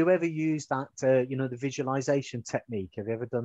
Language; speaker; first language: English; native; English